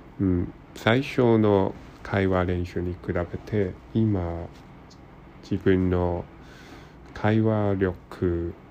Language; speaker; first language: Japanese; non-native, learner; Cantonese